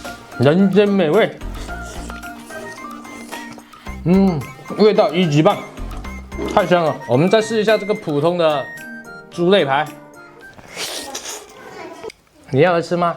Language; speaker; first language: Chinese; native; Chinese